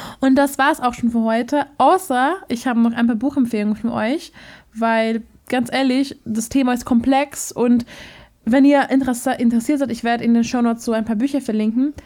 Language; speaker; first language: German; non-native, fluent; Hungarian